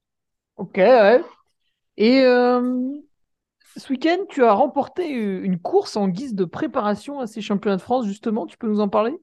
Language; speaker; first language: French; native; French